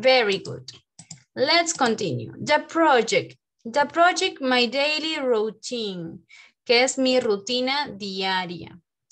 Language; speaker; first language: English; non-native, fluent; Spanish